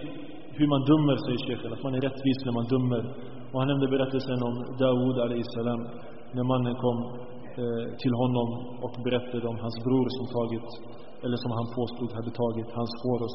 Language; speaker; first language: Swedish; early bilingual, other home language; Arabic